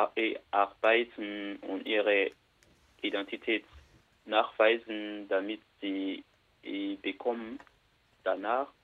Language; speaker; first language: German; non-native, learner; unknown